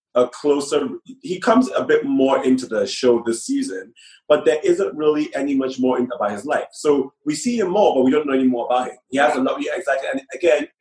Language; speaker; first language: English; non-native, local second language; Yoruba